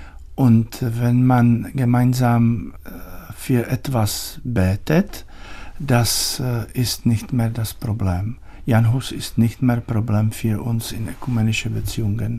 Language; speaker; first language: German; non-native, learner; Czech